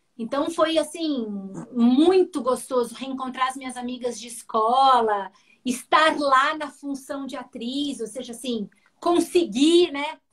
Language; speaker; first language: Portuguese; early bilingual, heritage; Portuguese